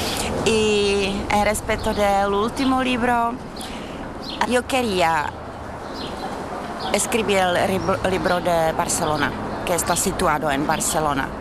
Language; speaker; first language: Spanish; non-native, learner; Czech